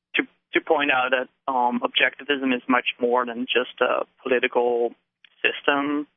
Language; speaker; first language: English; non-native, fluent; Dutch